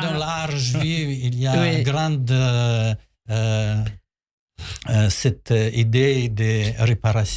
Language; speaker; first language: French; non-native, learner; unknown